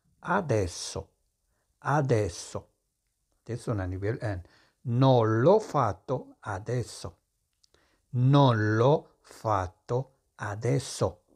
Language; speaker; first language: Italian; non-native, fluent; Arabic